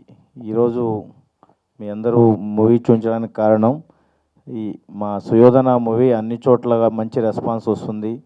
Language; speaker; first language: Telugu; native; Telugu